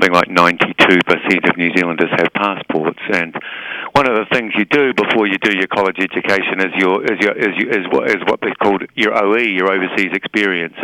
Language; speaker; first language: English; native; English